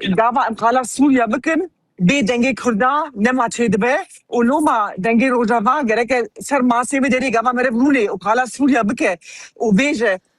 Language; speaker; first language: Kurdish; early bilingual, heritage; Kurdish